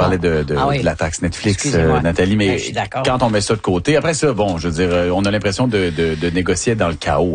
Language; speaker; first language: French; native; French